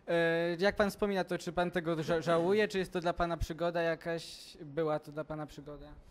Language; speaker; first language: Polish; native; Polish